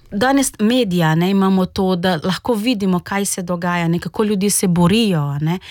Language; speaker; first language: Slovenian; non-native, fluent; Portuguese